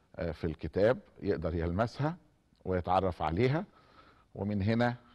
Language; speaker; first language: Arabic; native; Arabic